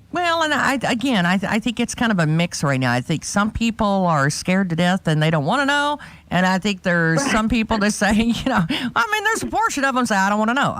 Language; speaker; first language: English; native; English